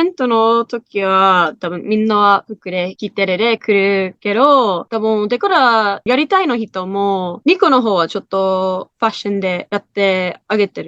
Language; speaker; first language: Japanese; non-native, learner; English